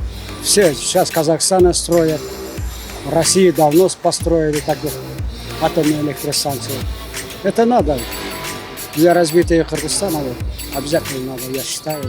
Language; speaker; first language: Russian; non-native, local second language; Kyrgyz